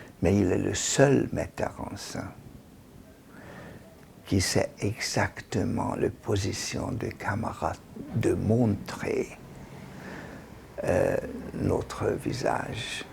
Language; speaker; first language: French; non-native, learner; Hungarian